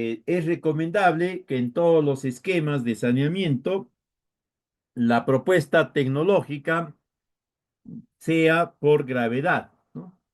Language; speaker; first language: Spanish; native; Spanish